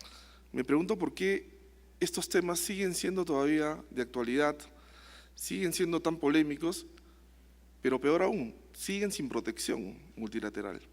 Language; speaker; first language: Spanish; native; Spanish